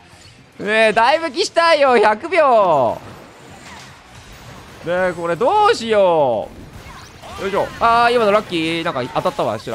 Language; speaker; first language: Japanese; native; Japanese